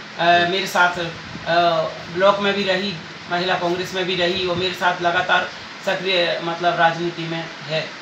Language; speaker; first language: Hindi; native; Hindi